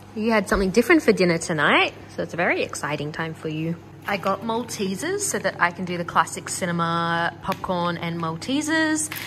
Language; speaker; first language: English; native; English